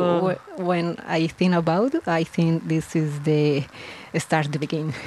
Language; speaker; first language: English; non-native, learner; Spanish